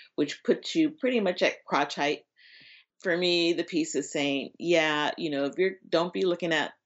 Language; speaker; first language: English; native; English